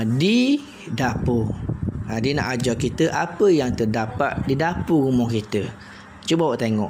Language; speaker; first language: Malay; native; Malay